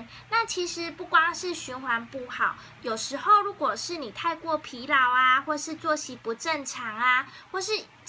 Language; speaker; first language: Chinese; native; Chinese